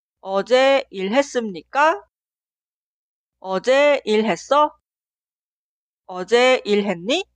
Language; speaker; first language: Korean; non-native, fluent; Spanish